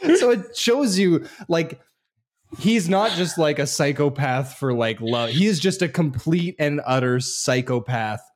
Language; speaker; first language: English; native; English